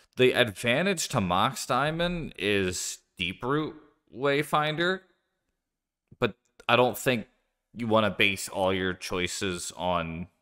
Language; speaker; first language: English; native; English